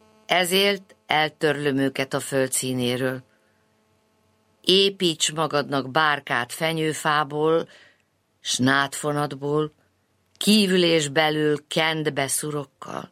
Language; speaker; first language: Hungarian; native; Hungarian